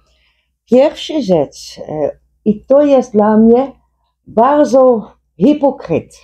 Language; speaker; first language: Polish; non-native, learner; Dutch